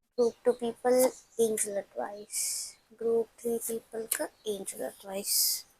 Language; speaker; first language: English; non-native, local second language; Tamil